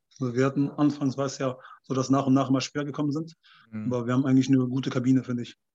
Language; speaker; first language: German; early bilingual, other home language; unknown